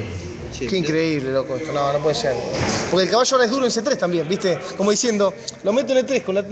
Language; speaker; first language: Spanish; native; Spanish